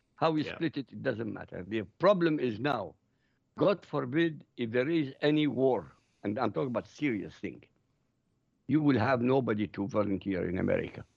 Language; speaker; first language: English; non-native, fluent; Arabic